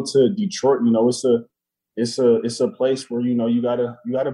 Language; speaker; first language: English; native; English